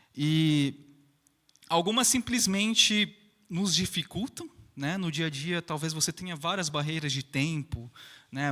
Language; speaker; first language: Portuguese; early bilingual, other home language; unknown